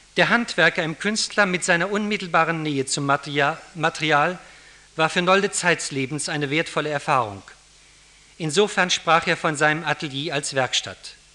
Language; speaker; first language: German; native; German